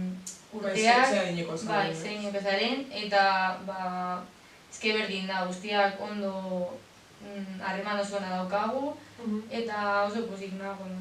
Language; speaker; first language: Basque; non-native, local second language; Spanish